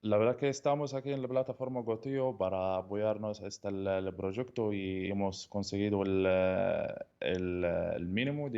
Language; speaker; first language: Spanish; non-native, learner; Arabic